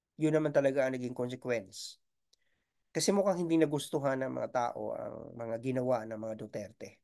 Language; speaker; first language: Filipino; non-native, local second language; Bikol